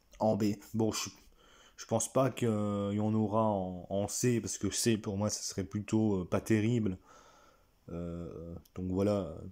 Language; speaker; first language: French; native; French